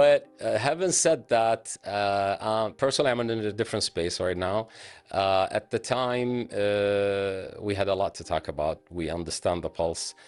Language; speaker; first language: English; non-native, fluent; Arabic